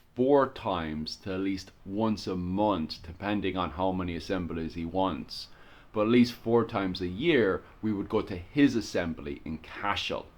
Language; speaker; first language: English; native; English